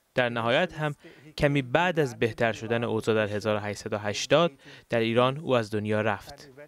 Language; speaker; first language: Persian; early bilingual, heritage; Arabic